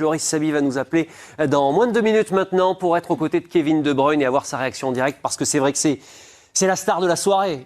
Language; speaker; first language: French; native; French